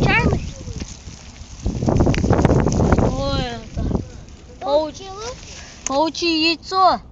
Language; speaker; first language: Russian; non-native, local second language; Kazakh